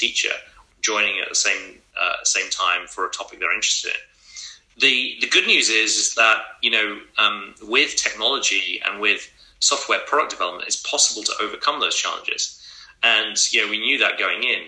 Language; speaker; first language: English; native; English